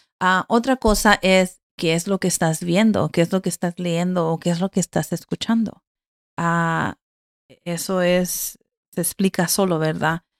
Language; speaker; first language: Spanish; early bilingual, heritage; Spanish